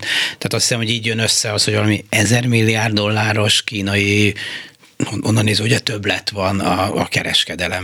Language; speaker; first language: Hungarian; native; Hungarian